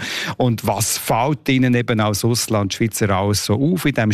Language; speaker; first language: German; native; German